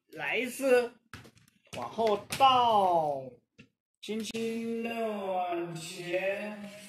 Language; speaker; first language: Chinese; native; Chinese